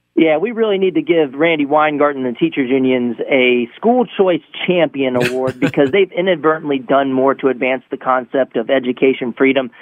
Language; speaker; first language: English; native; English